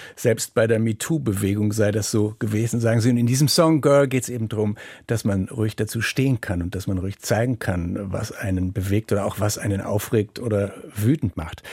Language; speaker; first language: German; native; German